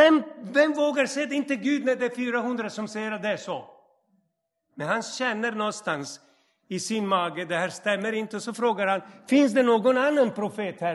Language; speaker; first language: Swedish; non-native, fluent; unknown